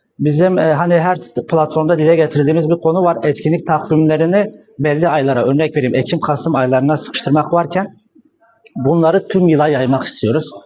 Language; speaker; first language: Turkish; native; Turkish